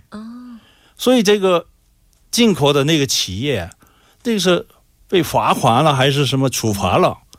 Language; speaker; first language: Chinese; non-native, fluent; Korean